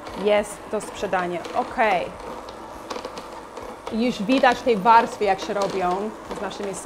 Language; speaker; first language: Polish; non-native, learner; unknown